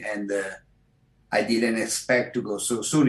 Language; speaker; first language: English; non-native, fluent; Italian